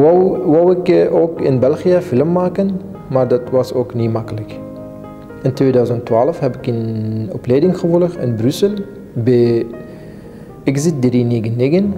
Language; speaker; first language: Dutch; non-native, learner; Kurdish